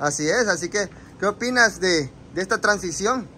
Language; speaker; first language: Spanish; native; Spanish